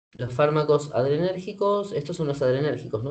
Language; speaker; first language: Spanish; native; Spanish